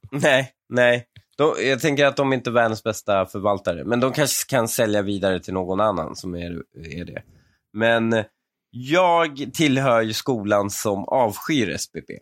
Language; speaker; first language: Swedish; early bilingual, other home language; Persian